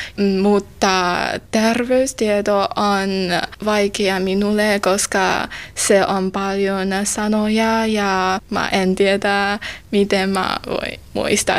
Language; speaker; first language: Finnish; non-native, learner; Chinese